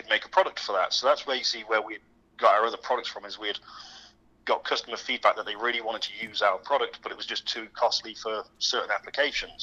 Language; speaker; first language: English; native; English